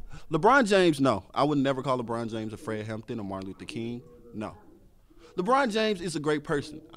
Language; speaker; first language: English; native; English